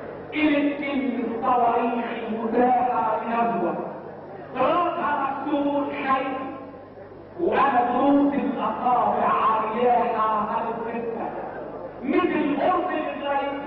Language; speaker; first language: Arabic; native; Arabic